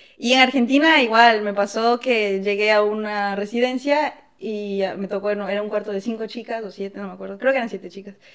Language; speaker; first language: Spanish; native; Spanish